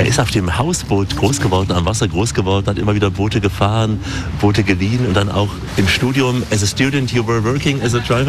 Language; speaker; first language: German; native; German